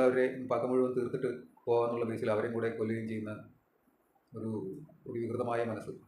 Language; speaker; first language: Malayalam; native; Malayalam